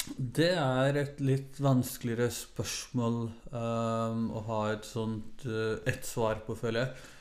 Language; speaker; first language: Norwegian; early bilingual, other home language; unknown